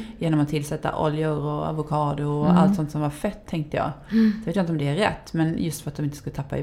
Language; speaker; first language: Swedish; native; Swedish